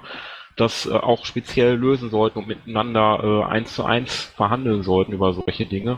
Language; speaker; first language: German; native; German